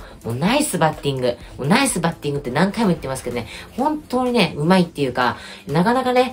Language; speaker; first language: Japanese; native; Japanese